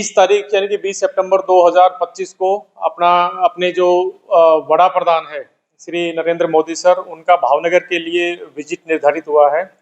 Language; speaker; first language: Hindi; non-native, local second language; Gujarati